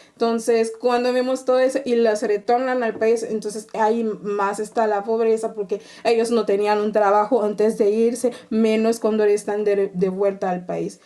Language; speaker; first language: Spanish; non-native, fluent; Haitian Creole